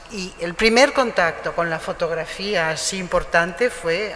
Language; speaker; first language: Spanish; native; Spanish